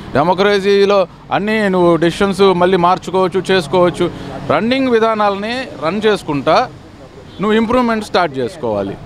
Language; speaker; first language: Telugu; native; Telugu